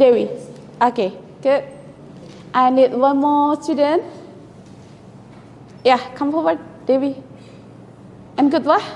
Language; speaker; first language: English; non-native, fluent; Indonesian